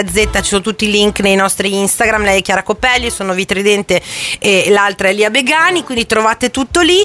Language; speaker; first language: Italian; native; Italian